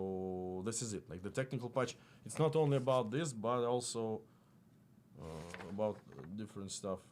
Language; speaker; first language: English; non-native, fluent; Russian